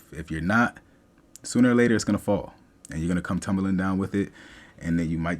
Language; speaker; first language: English; native; English